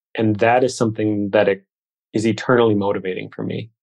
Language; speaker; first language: English; native; English